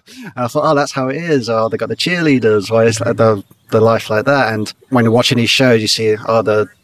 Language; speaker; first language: English; native; English